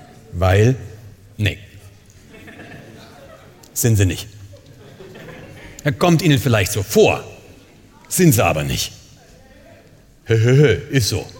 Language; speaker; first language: German; native; German